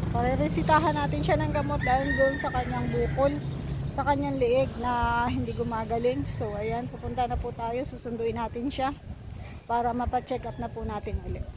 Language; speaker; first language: Filipino; native; Filipino